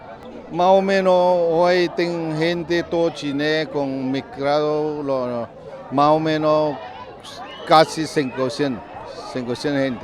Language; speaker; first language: Spanish; non-native, learner; Chinese